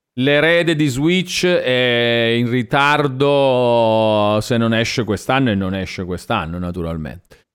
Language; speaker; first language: Italian; native; Italian